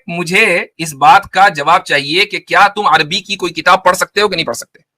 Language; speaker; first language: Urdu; native; Urdu